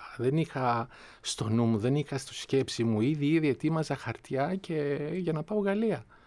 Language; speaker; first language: Greek; non-native, fluent; Albanian